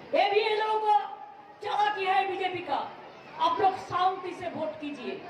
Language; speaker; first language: Hindi; non-native, local second language; Bangla